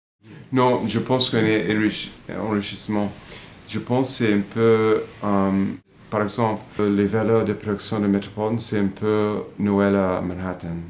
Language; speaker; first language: French; non-native, fluent; English